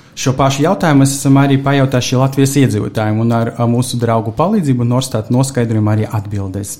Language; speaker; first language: Latvian; non-native, local second language; Russian